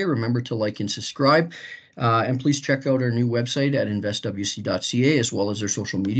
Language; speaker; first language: English; native; English